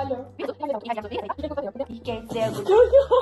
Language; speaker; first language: German; non-native, learner; Turkish